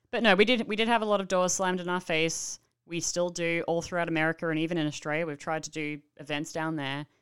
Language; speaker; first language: English; native; English